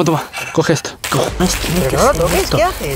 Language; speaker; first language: Spanish; native; Spanish